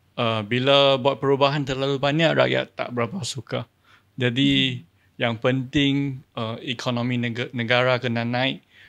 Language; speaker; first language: Malay; non-native, local second language; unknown